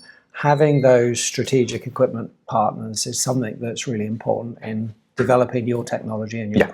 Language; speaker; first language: English; native; English